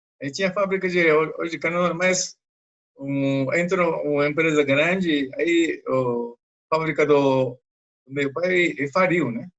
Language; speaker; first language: Portuguese; non-native, fluent; Japanese